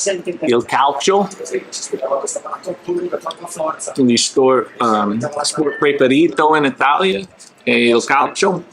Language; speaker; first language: Italian; non-native, learner; English